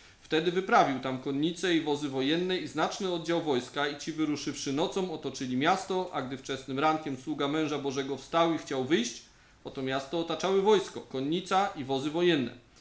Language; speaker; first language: Polish; native; Polish